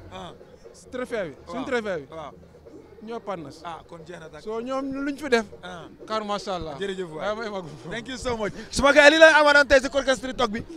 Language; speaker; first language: Wolof; non-native, local second language; Fula